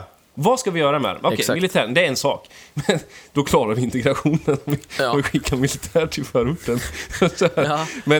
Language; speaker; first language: Swedish; native; Swedish